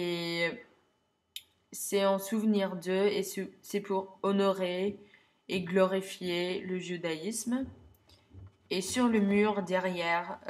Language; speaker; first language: French; non-native, learner; English